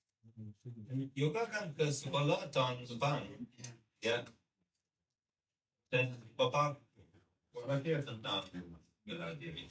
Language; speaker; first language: Indonesian; non-native, learner; English